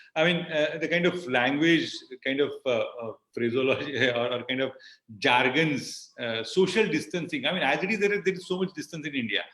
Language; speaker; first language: English; non-native, local second language; Marathi